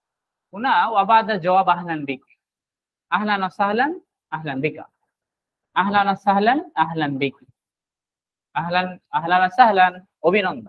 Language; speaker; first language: Arabic; non-native, fluent; Bangla